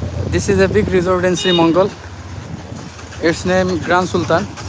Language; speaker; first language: English; non-native, local second language; Sylheti